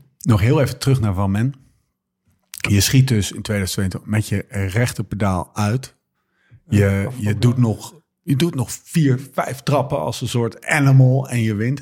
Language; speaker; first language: Dutch; native; Dutch